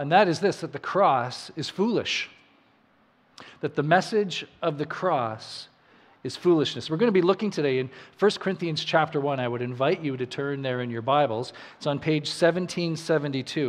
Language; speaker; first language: English; native; English